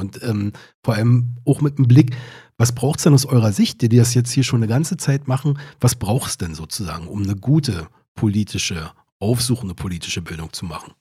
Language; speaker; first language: German; native; German